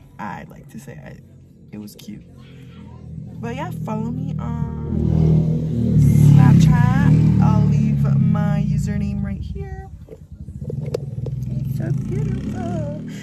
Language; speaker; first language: English; early bilingual, other home language; Spanish